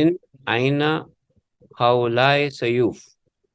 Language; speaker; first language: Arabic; non-native, learner; Urdu